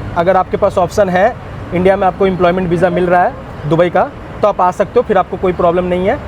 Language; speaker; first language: Hindi; non-native, local second language; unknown